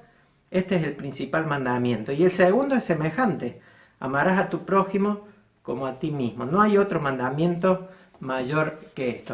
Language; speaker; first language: Spanish; native; Spanish